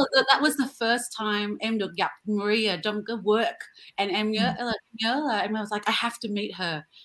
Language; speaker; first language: English; early bilingual, other home language; Vietnamese